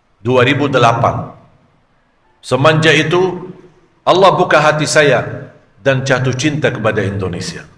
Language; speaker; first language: Malay; non-native, fluent; Arabic